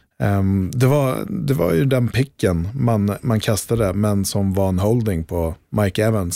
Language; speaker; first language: Swedish; native; Swedish